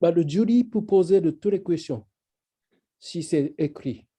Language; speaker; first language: French; non-native, fluent; Japanese